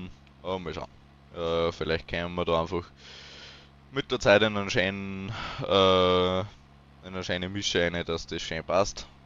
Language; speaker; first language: German; native; German